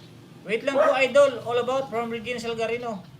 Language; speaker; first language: Filipino; non-native, local second language; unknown